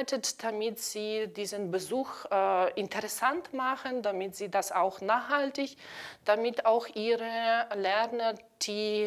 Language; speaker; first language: German; non-native, fluent; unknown